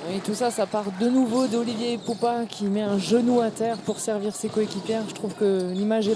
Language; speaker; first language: French; native; French